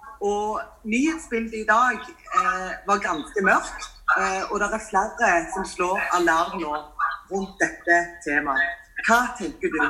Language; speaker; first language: Norwegian; native; Norwegian